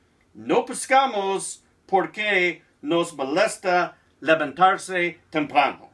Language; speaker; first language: Spanish; non-native, learner; English